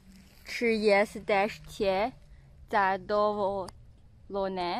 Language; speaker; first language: Polish; non-native, learner; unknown